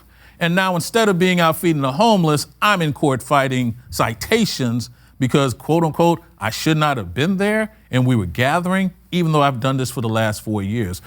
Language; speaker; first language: English; native; English